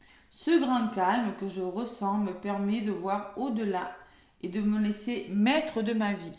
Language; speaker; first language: French; native; French